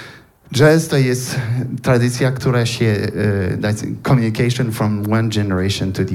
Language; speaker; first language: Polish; early bilingual, heritage; Polish